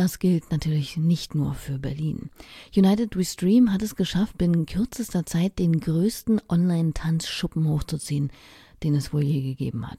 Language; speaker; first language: German; native; German